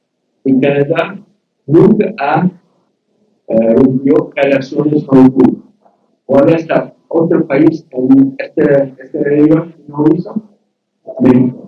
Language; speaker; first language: Spanish; non-native, learner; English